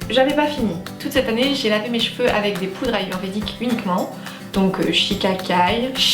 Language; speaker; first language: French; native; French